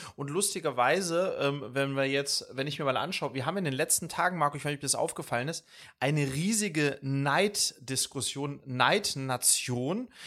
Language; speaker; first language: German; early bilingual, other home language; Swedish